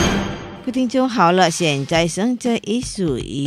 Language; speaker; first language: Chinese; non-native, learner; Indonesian